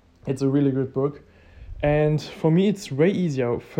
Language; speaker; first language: English; non-native, fluent; German